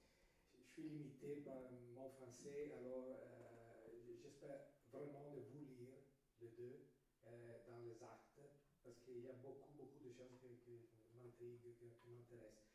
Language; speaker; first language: French; non-native, fluent; Italian